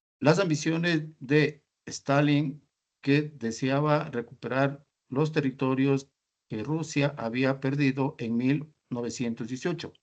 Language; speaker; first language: Spanish; native; Spanish